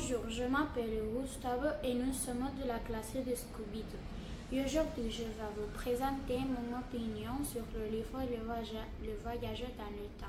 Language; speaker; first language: French; non-native, learner; Catalan